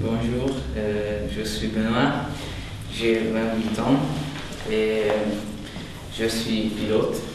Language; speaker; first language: French; non-native, learner; Hungarian